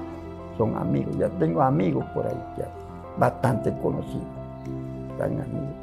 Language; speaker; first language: Spanish; non-native, local second language; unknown